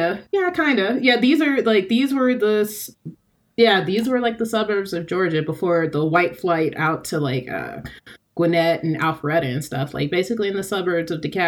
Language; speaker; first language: English; native; English